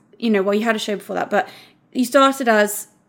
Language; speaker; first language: English; native; English